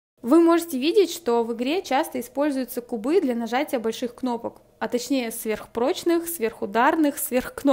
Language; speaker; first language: Russian; native; Russian